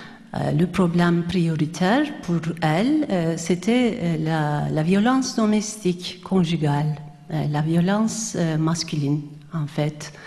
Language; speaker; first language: French; non-native, fluent; Turkish